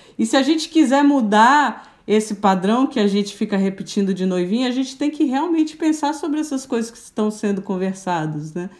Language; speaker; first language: Portuguese; native; Portuguese